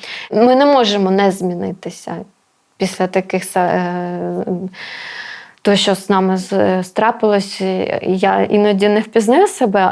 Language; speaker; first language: Ukrainian; non-native, local second language; Russian